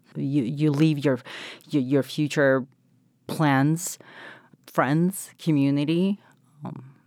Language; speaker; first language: English; non-native, fluent; Ukrainian